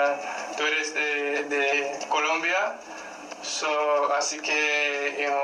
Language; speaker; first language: Spanish; non-native, learner; English